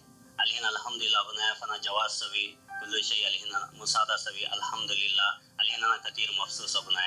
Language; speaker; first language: Arabic; non-native, learner; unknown